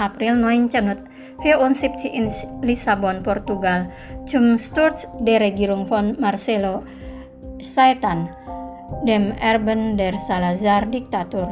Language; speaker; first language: German; non-native, fluent; Indonesian